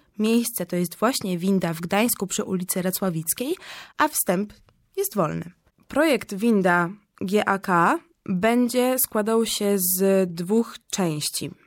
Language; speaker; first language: Polish; native; Polish